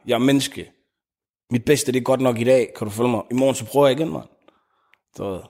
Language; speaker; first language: Danish; early bilingual, other home language; Arabic